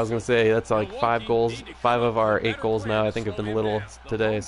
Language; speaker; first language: English; native; English